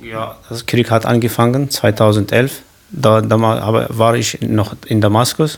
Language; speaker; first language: German; non-native, learner; Kurdish